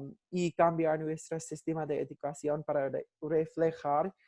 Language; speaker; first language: Spanish; non-native, learner; English